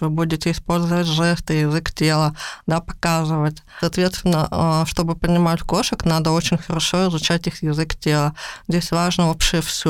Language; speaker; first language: Russian; native; Russian